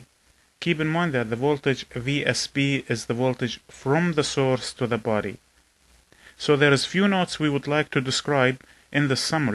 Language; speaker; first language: English; non-native, fluent; Arabic